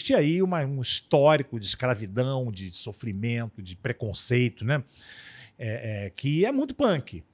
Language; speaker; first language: Portuguese; native; Portuguese